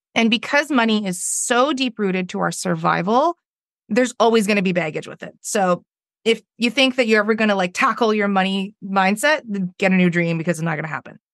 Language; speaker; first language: English; native; English